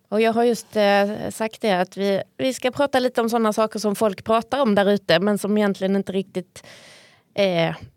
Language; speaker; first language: Swedish; native; Swedish